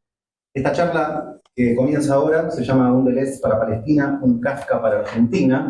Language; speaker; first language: Spanish; native; Spanish